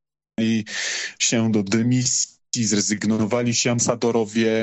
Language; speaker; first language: Polish; non-native, fluent; Georgian